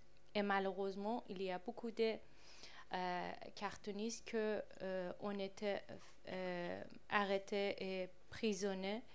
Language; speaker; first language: French; non-native, fluent; Persian